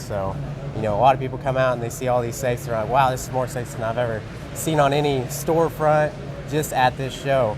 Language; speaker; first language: English; native; English